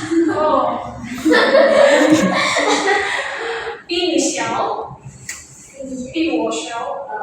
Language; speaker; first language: Chinese; non-native, fluent; Indonesian